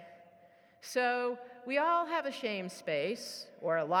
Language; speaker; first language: English; native; English